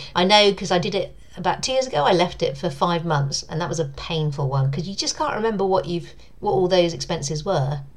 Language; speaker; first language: English; native; English